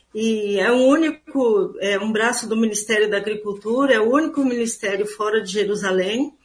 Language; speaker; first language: Portuguese; native; Portuguese